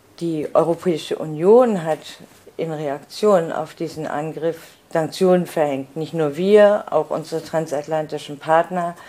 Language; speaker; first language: German; native; German